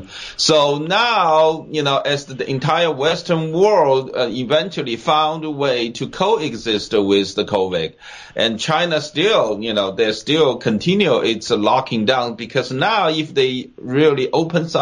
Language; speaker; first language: English; non-native, fluent; Chinese